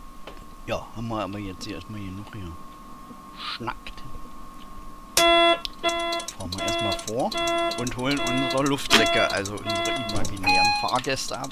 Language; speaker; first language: German; native; German